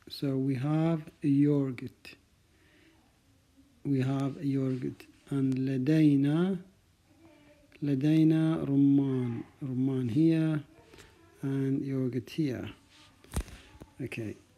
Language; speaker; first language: English; non-native, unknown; Arabic